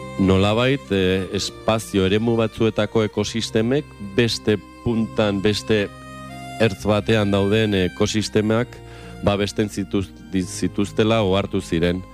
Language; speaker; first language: Basque; native; Basque